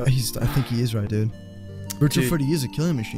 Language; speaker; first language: English; native; English